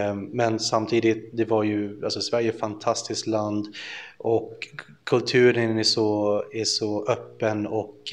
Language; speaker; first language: Swedish; early bilingual, other home language; Filipino